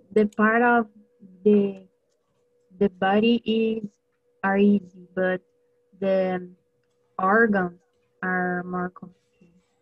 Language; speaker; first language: English; non-native, learner; Portuguese